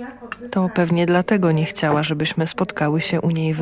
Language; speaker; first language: Polish; native; Polish